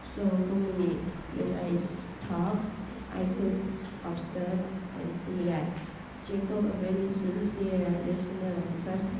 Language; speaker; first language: English; non-native, learner; Thai